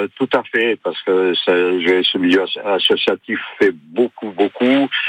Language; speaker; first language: French; native; French